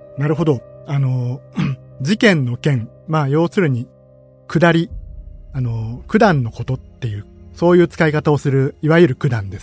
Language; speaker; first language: Japanese; native; Japanese